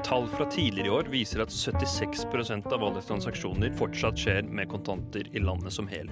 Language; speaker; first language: Norwegian; native; Norwegian